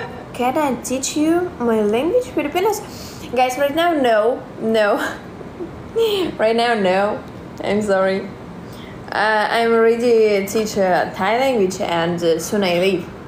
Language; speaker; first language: English; non-native, learner; Russian